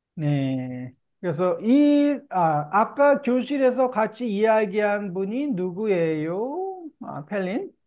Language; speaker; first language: Korean; native; Korean